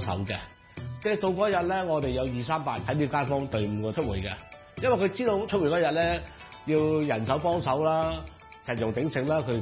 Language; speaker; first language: Cantonese; native; Cantonese